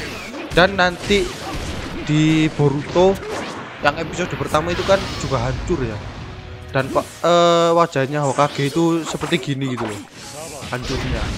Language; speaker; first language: Indonesian; native; Indonesian